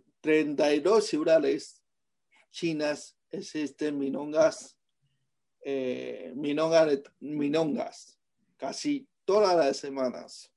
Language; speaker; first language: Spanish; non-native, fluent; Chinese